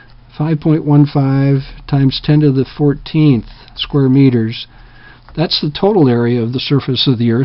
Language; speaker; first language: English; native; English